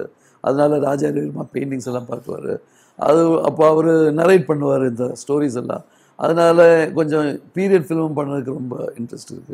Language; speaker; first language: Tamil; non-native, learner; Malayalam